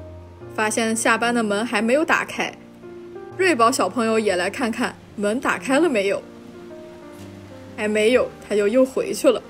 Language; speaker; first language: Chinese; native; Chinese